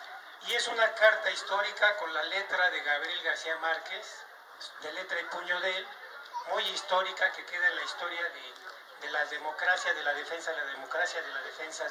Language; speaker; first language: Spanish; native; Spanish